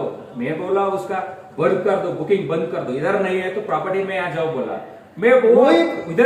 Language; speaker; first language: Hindi; non-native, local second language; Kannada